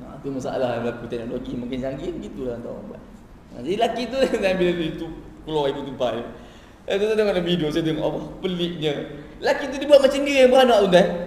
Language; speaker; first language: Malay; native; Malay